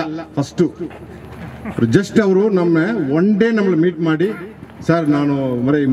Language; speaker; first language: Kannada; non-native, learner; Tamil